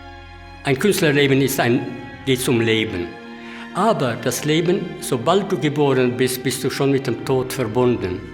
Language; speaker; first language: German; non-native, local second language; French